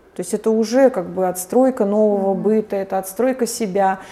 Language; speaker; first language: Russian; native; Russian